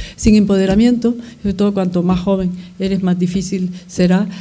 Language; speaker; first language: Spanish; native; Spanish